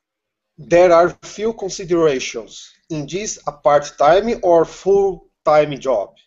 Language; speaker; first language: English; non-native, learner; Portuguese